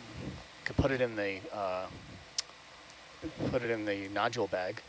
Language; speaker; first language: English; native; English